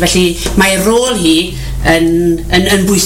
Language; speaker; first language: Welsh; native; Welsh